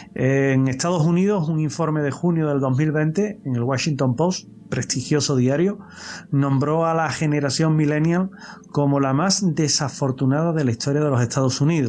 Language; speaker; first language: Spanish; native; Spanish